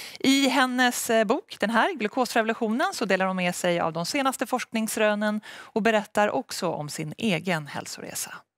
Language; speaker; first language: Swedish; native; Swedish